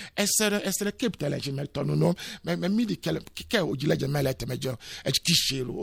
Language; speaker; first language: Hungarian; non-native, learner; Yoruba